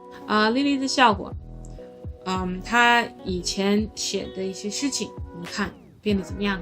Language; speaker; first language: Chinese; non-native, learner; English